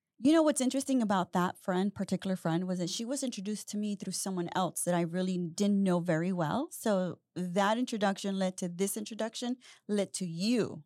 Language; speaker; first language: English; native; English